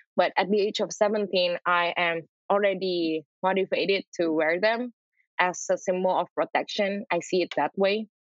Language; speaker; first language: English; non-native, fluent; Indonesian